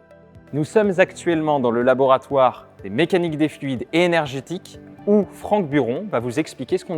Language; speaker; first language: French; native; French